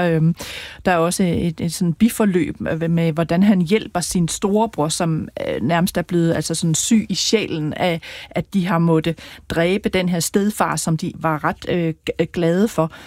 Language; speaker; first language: Danish; native; Danish